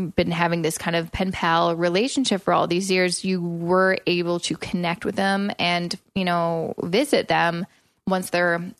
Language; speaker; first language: English; native; English